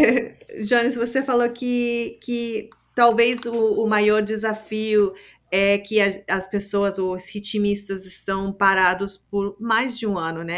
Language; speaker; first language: Portuguese; non-native, fluent; English